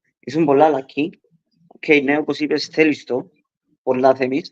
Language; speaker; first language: Greek; early bilingual, heritage; Greek